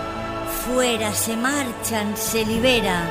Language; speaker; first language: Spanish; native; Spanish